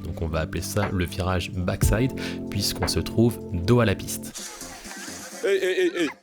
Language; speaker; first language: French; native; French